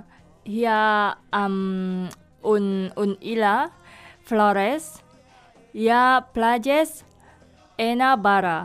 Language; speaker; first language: Catalan; non-native, learner; Indonesian